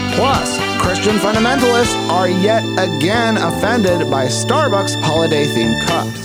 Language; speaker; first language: English; native; English